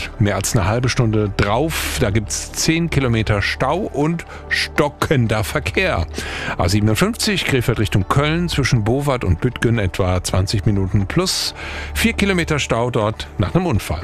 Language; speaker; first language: German; native; German